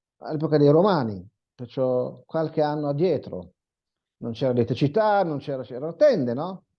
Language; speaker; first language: Italian; non-native, fluent; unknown